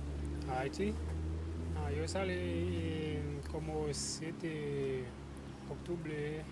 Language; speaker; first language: Spanish; non-native, learner; Haitian Creole